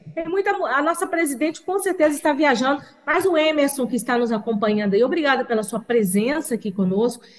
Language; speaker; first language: Portuguese; native; Portuguese